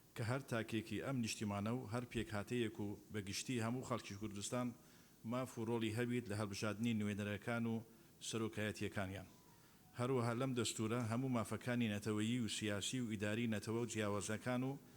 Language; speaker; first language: Central Kurdish; non-native, local second language; Turkish